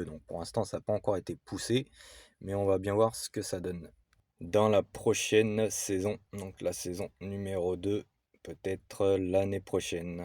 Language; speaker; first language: French; native; French